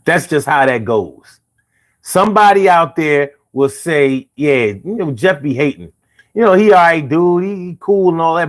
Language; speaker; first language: English; native; English